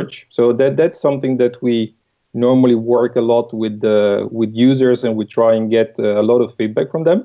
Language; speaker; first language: English; non-native, fluent; Italian